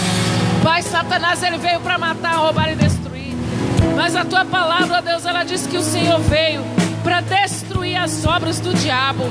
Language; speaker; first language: Portuguese; native; Portuguese